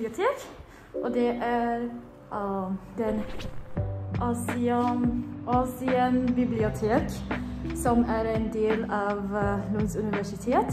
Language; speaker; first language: Swedish; non-native, learner; English